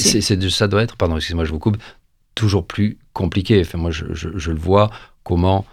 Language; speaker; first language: French; native; French